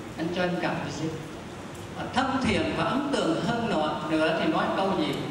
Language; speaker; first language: Vietnamese; native; Vietnamese